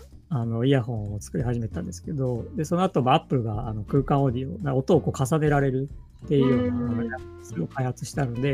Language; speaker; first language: Japanese; native; Japanese